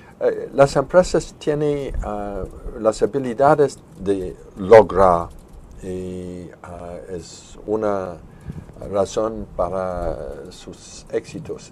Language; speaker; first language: Spanish; non-native, fluent; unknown